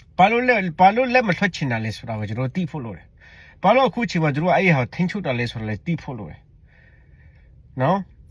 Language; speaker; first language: Burmese; non-native, local second language; Hakha Chin